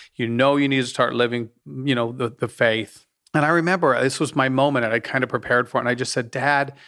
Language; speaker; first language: English; native; English